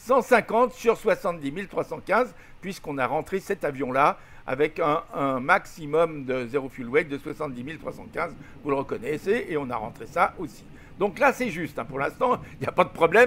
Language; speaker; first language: French; native; French